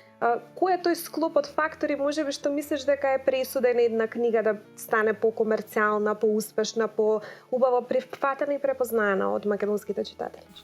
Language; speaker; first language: Macedonian; native; Macedonian